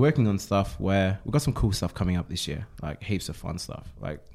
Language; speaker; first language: English; native; English